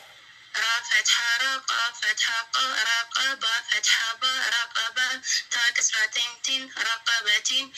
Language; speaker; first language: Arabic; non-native, learner; Amharic